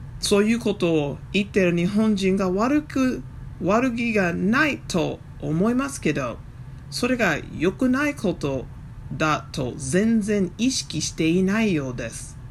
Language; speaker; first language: Japanese; non-native, fluent; English